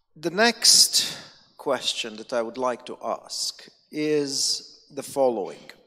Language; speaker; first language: English; non-native, fluent; Romanian